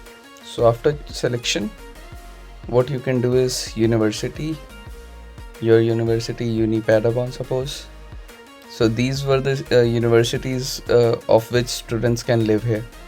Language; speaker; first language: English; non-native, local second language; Hindi